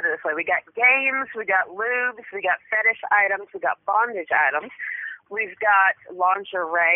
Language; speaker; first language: English; native; English